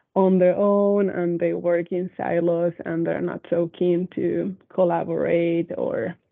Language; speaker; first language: English; non-native, fluent; Spanish